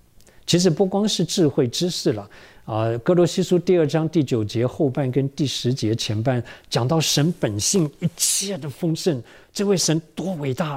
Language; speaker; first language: Chinese; native; Chinese